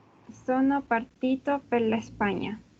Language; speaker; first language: Italian; non-native, learner; Spanish